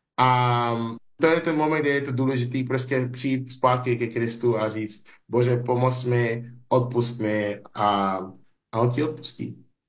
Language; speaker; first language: Czech; non-native, fluent; English